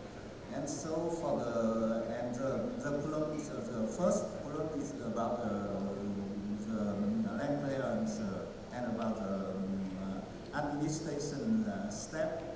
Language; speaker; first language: English; non-native, learner; Vietnamese